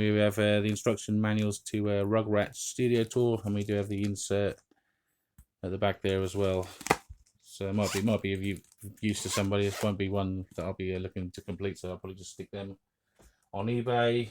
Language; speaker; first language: English; native; English